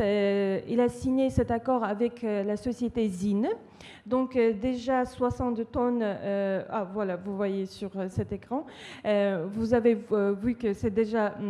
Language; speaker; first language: French; non-native, fluent; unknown